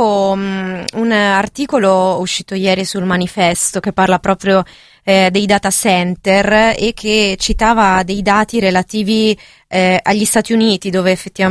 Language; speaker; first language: Italian; native; Italian